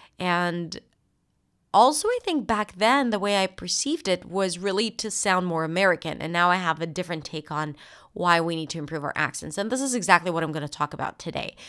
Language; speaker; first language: English; non-native, fluent; Hebrew